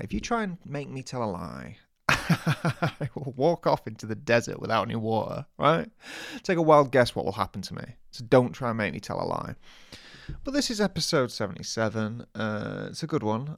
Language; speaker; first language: English; native; English